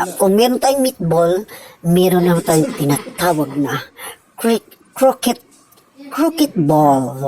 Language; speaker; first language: Filipino; non-native, local second language; Cebuano